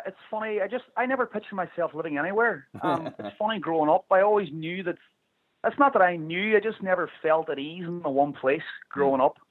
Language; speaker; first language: English; native; English